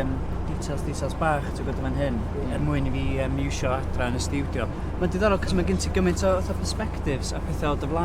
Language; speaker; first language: Welsh; native; Welsh